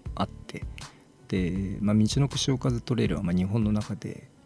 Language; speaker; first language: Japanese; native; Japanese